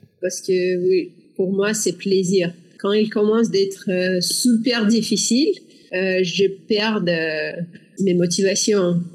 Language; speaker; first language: French; non-native, learner; Russian